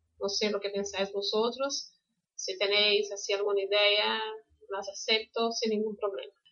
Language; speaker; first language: Spanish; non-native, fluent; Portuguese